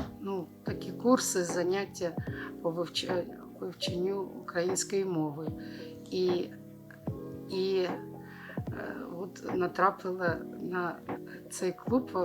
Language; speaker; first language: Ukrainian; non-native, local second language; Russian